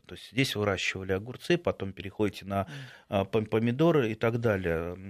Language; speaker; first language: Russian; native; Russian